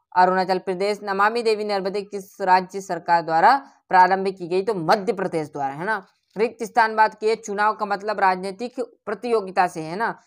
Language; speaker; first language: Hindi; native; Hindi